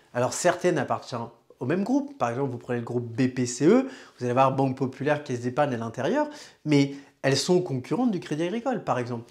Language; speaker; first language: French; native; French